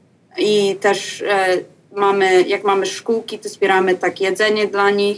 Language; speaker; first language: Polish; early bilingual, heritage; Polish